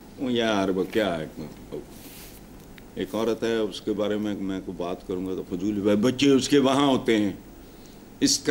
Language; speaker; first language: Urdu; non-native, local second language; Punjabi